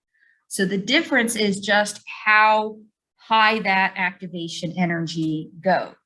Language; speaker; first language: English; native; English